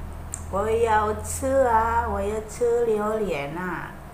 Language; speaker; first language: Chinese; non-native, learner; Indonesian